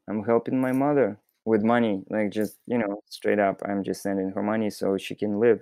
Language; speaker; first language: English; non-native, fluent; Russian